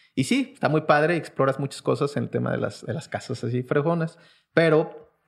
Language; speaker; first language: Spanish; native; Spanish